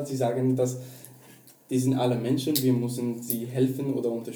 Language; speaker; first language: German; non-native, learner; Persian